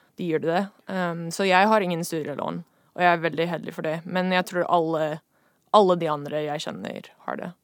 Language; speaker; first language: Norwegian; non-native, fluent; English